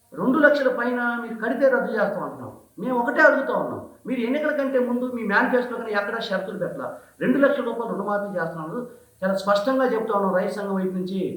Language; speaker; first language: Telugu; native; Telugu